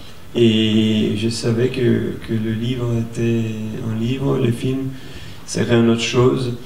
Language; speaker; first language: French; non-native, fluent; Portuguese